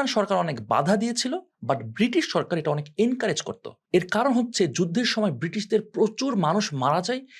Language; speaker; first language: Bangla; non-native, local second language; Sylheti